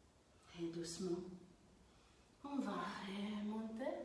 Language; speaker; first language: French; non-native, fluent; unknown